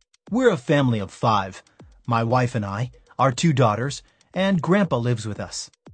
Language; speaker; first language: English; native; English